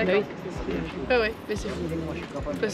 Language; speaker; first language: French; native; French